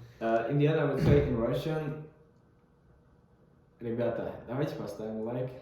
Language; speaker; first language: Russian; non-native, fluent; Tajik